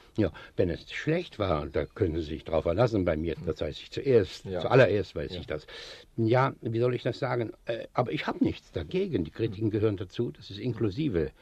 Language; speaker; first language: German; native; German